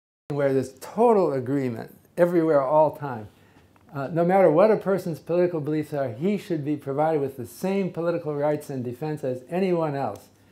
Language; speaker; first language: English; native; English